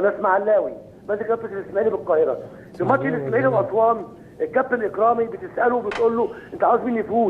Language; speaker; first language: Arabic; native; Arabic